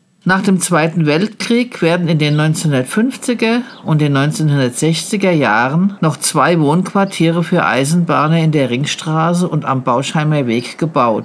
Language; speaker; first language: German; native; German